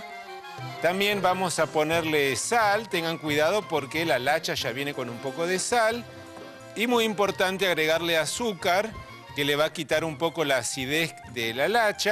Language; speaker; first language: Spanish; native; Spanish